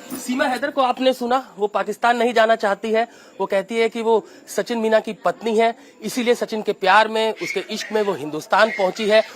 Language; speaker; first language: Hindi; native; Hindi